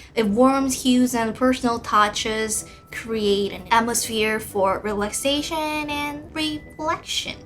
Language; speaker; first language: English; non-native, fluent; Korean